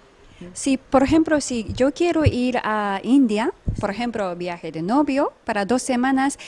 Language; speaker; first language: Spanish; non-native, fluent; Japanese